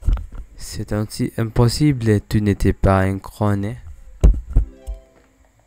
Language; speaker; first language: French; non-native, learner; English